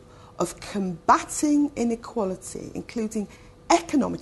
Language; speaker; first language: English; native; English